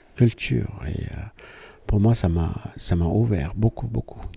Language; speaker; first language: French; non-native, fluent; Malayalam